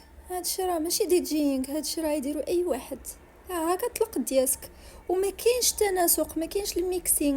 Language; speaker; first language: Arabic; native; Arabic